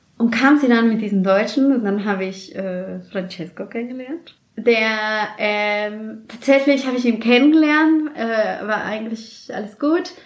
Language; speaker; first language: German; non-native, fluent; Spanish